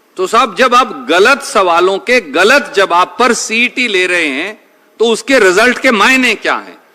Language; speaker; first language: Hindi; native; Hindi